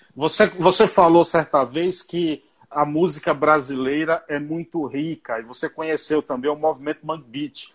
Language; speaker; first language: Portuguese; native; Portuguese